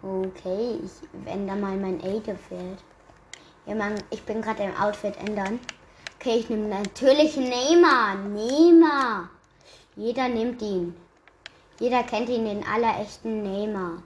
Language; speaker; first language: German; native; German